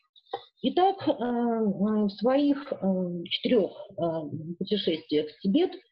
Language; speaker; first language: Russian; native; Russian